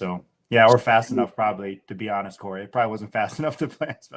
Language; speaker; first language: English; native; English